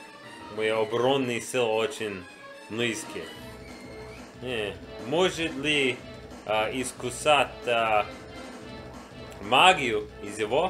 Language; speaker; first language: Russian; non-native, learner; English